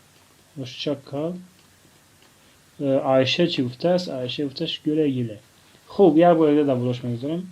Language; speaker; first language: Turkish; non-native, fluent; Tajik